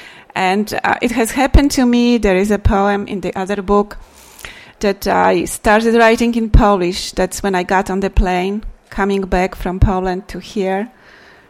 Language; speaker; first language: English; non-native, fluent; Polish